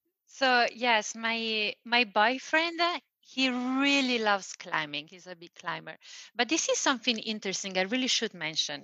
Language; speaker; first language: English; non-native, fluent; Italian